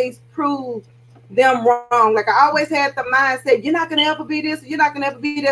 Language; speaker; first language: English; native; English